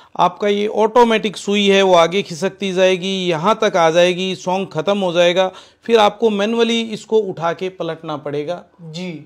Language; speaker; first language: Hindi; native; Hindi